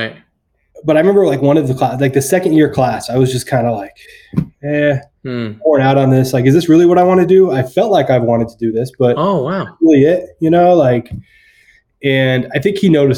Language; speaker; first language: English; native; English